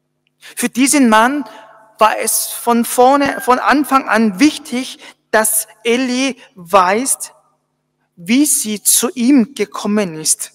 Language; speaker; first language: German; non-native, fluent; Korean